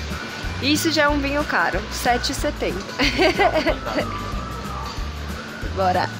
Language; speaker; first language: Portuguese; native; Portuguese